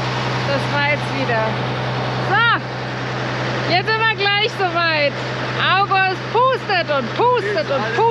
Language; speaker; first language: German; native; German